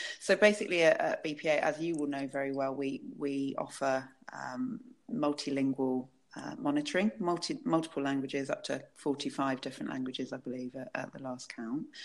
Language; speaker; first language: English; native; English